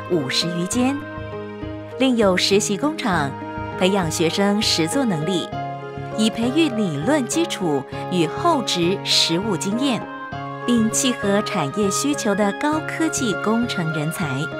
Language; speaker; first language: Chinese; native; Chinese